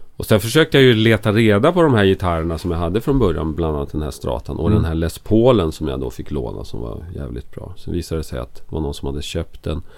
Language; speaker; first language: Swedish; native; Swedish